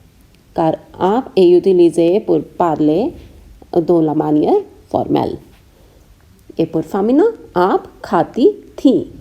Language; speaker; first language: French; non-native, fluent; Hindi